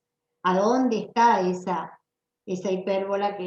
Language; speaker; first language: Spanish; native; Spanish